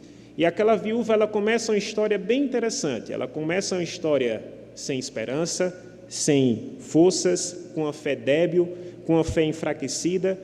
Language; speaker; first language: Portuguese; native; Portuguese